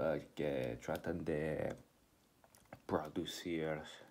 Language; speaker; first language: Spanish; non-native, learner; English